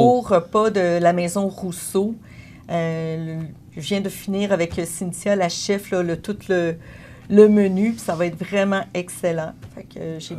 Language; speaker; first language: French; native; French